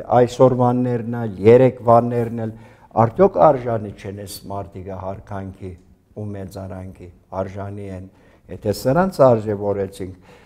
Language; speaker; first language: Armenian; early bilingual, heritage; Armenian